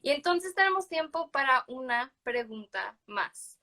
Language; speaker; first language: Spanish; early bilingual, other home language; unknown